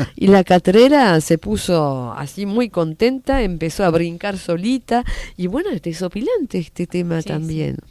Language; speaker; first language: Spanish; non-native, fluent; French